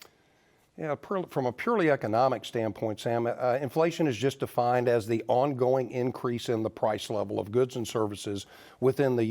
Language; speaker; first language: English; native; English